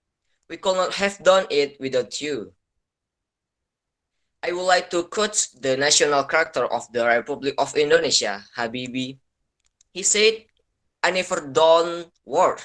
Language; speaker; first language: English; non-native, learner; Indonesian